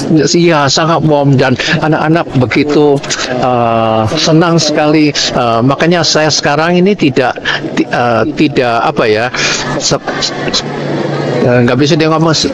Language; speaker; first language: Indonesian; non-native, learner; Cantonese